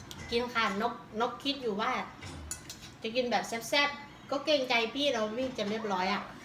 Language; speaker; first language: Thai; early bilingual, heritage; Thai